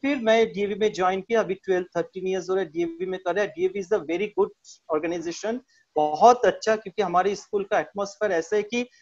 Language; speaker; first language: Hindi; non-native, local second language; Bangla